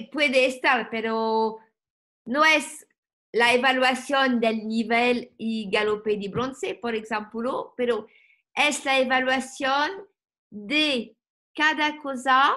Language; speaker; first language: Spanish; non-native, learner; French